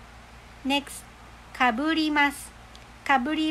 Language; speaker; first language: Japanese; non-native, fluent; Filipino